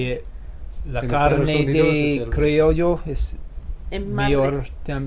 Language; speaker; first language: Spanish; non-native, learner; English